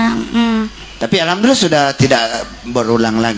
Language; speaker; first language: Indonesian; native; Indonesian